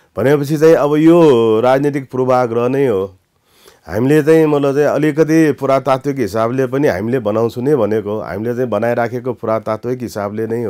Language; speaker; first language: Nepali; non-native, local second language; Newari